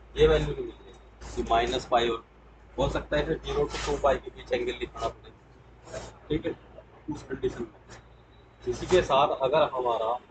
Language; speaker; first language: Hindi; native; Hindi